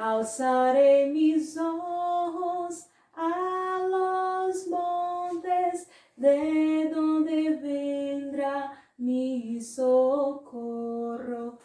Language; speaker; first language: Spanish; non-native, fluent; Portuguese